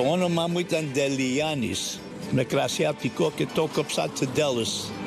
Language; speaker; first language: Greek; early bilingual, heritage; Greek